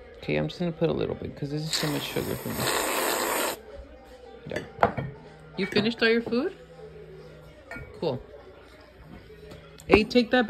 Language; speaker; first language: English; early bilingual, other home language; Spanish